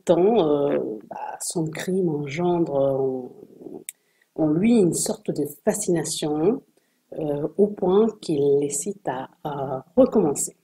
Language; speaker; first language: French; non-native, fluent; Spanish